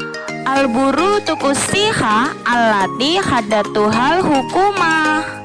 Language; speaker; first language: Arabic; non-native, learner; Indonesian